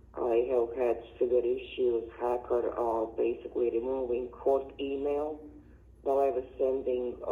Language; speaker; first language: English; non-native, fluent; Latvian